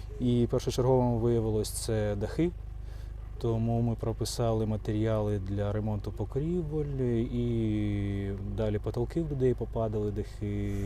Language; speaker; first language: Ukrainian; native; Ukrainian